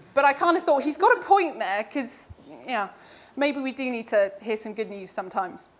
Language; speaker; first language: English; native; English